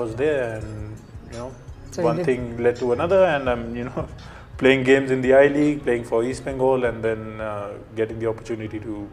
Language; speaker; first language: English; non-native, local second language; Punjabi